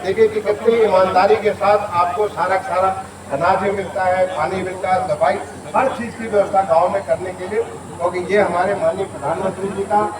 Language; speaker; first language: Hindi; native; Hindi